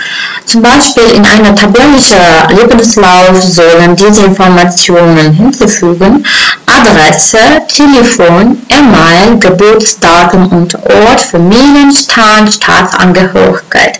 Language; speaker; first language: German; non-native, fluent; Uzbek